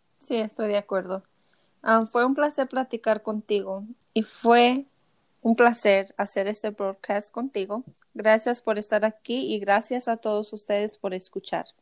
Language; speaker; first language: Spanish; early bilingual, heritage; Spanish